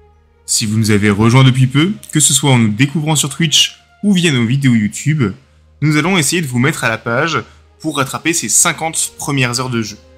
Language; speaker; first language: French; native; French